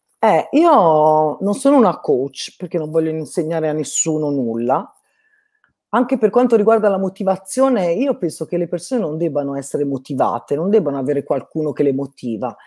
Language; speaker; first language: Italian; native; Italian